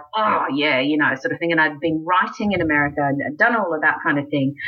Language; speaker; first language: English; native; English